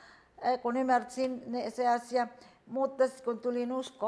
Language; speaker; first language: Finnish; non-native, fluent; Spanish